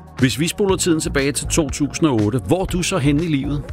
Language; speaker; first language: Danish; native; Danish